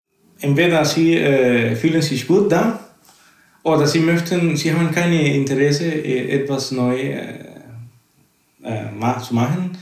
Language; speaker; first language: German; non-native, learner; Spanish